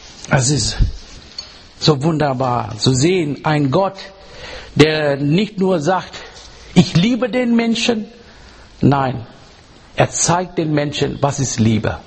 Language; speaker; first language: German; non-native, learner; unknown